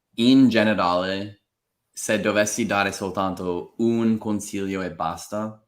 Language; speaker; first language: Italian; non-native, fluent; English